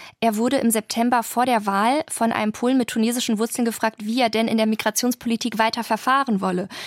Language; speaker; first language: German; early bilingual, other home language; Polish